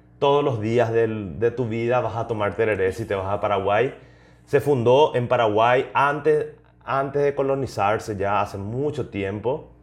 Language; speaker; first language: Spanish; native; Spanish